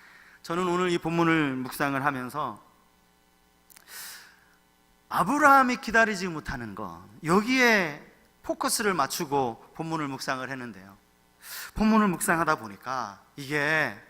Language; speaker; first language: Korean; native; Korean